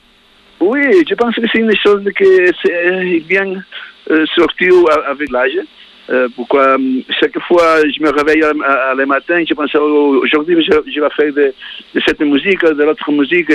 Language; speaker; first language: French; non-native, learner; Spanish